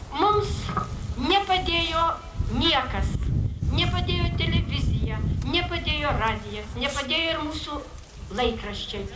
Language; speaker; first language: Lithuanian; native; Lithuanian